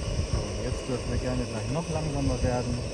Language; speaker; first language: German; native; German